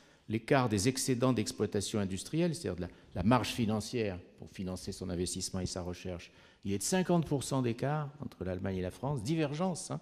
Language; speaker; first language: French; native; French